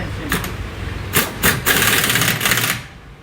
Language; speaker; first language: English; non-native, learner; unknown